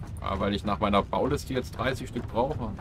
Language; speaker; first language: German; native; German